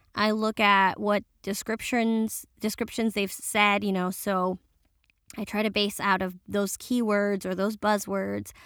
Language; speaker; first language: English; early bilingual, other home language; Spanish